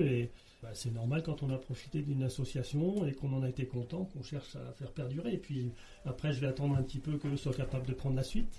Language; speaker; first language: French; native; French